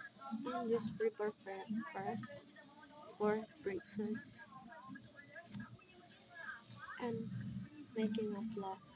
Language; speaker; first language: English; non-native, learner; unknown